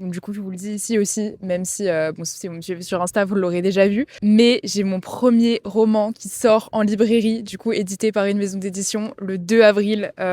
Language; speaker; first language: French; native; French